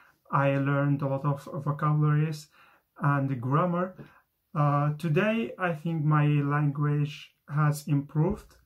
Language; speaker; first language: English; non-native, fluent; Arabic